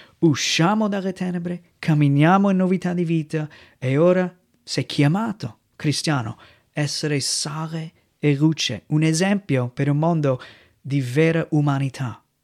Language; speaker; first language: Italian; non-native, fluent; English